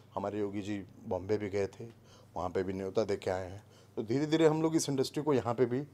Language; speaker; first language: Hindi; native; Hindi